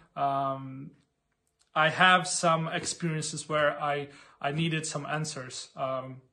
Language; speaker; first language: English; non-native, fluent; Portuguese